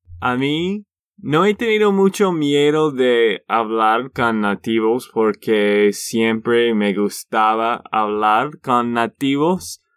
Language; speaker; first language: Spanish; non-native, learner; English